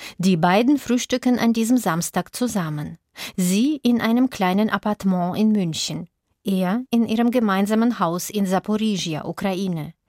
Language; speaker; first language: German; native; German